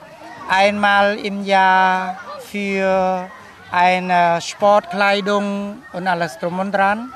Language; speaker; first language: German; non-native, fluent; Khmer